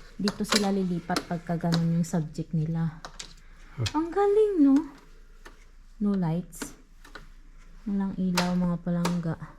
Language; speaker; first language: Filipino; non-native, local second language; Hiligaynon